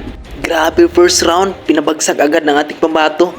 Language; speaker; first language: Filipino; native; Filipino